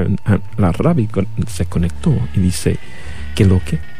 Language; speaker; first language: Spanish; native; Spanish